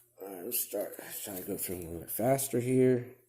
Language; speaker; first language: English; native; English